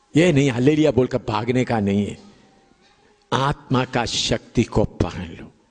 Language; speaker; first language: Hindi; non-native, local second language; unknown